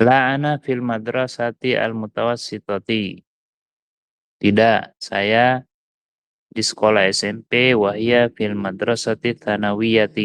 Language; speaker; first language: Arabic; non-native, fluent; Indonesian